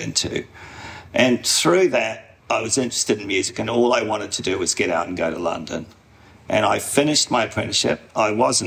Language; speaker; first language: English; native; English